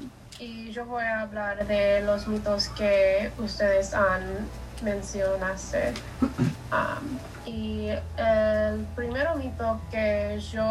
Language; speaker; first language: Spanish; non-native, learner; English